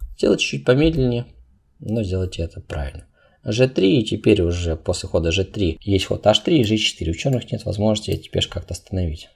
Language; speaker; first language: Russian; non-native, local second language; Uzbek